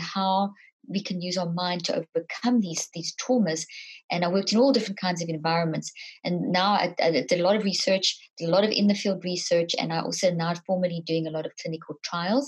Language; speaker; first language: English; native; English